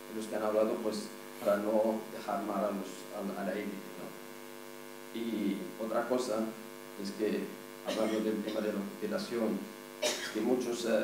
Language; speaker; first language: Spanish; non-native, fluent; Arabic